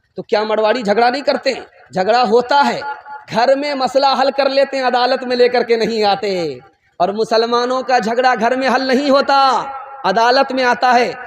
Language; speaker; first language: Urdu; non-native, local second language; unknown